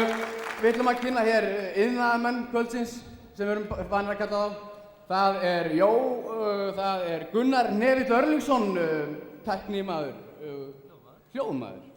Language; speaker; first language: Icelandic; native; Icelandic